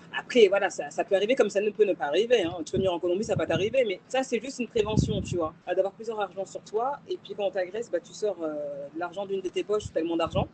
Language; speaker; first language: French; native; French